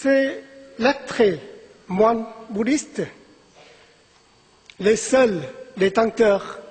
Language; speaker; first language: French; non-native, fluent; Vietnamese